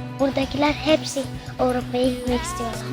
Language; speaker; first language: Turkish; non-native, learner; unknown